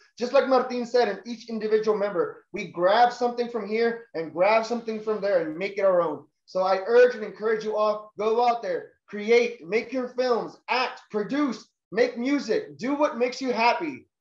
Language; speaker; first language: English; early bilingual, other home language; Spanish